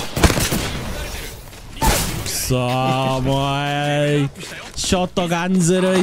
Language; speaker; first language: Japanese; early bilingual, heritage; Japanese